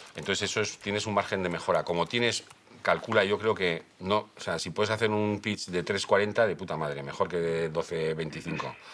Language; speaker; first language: Spanish; native; Spanish